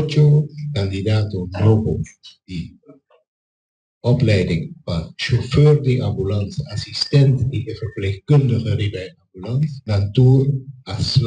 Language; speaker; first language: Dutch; non-native, local second language; Papiamento